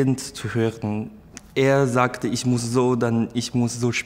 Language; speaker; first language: German; non-native, learner; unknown